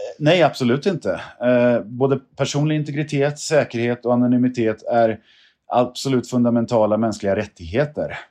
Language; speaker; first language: Swedish; native; Swedish